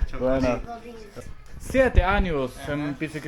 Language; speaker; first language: Spanish; non-native, learner; Chinese